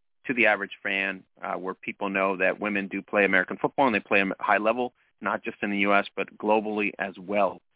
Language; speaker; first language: English; early bilingual, other home language; Spanish